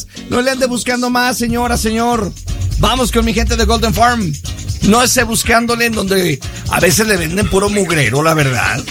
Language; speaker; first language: Spanish; native; Spanish